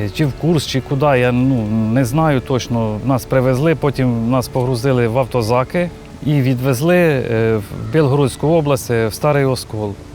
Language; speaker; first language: Ukrainian; native; Ukrainian